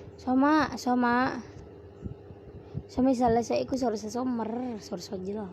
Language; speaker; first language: Indonesian; native; Indonesian